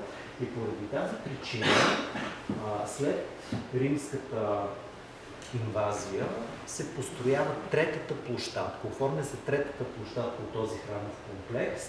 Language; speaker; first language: Bulgarian; native; Bulgarian